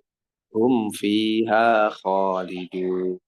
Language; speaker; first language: Arabic; non-native, learner; Indonesian